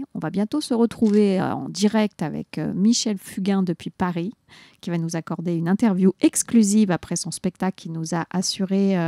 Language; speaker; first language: French; native; French